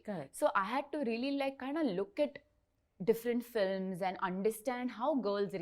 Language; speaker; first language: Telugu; non-native, learner; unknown